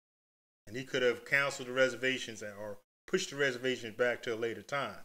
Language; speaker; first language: English; native; English